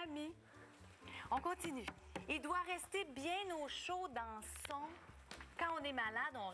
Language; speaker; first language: French; native; French